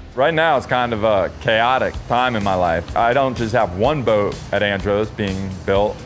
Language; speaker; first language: English; native; English